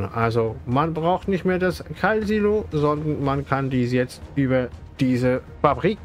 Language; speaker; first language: German; native; German